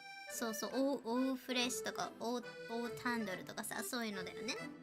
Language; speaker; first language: Japanese; native; Japanese